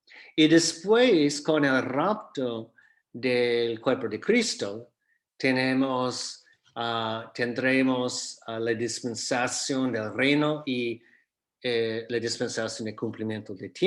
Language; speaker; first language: Spanish; non-native, fluent; English